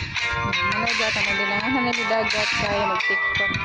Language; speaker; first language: Filipino; non-native, local second language; Cebuano